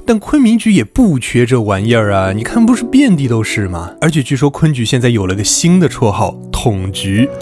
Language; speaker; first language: Chinese; native; Chinese